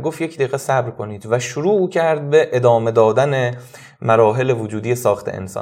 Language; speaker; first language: Persian; native; Persian